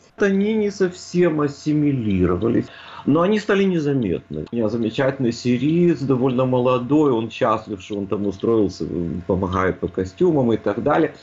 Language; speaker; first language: Russian; native; Russian